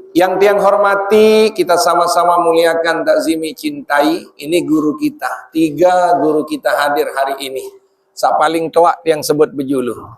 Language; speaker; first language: Indonesian; non-native, local second language; Sasak